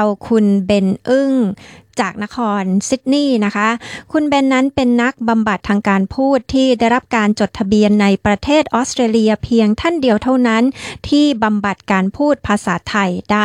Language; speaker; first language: Thai; native; Thai